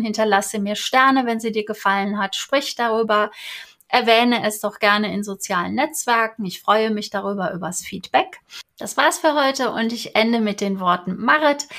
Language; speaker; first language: German; native; German